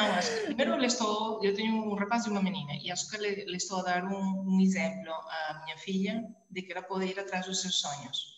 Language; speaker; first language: Portuguese; early bilingual, heritage; Spanish